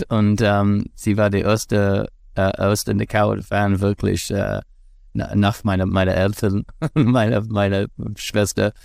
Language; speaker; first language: German; non-native, learner; English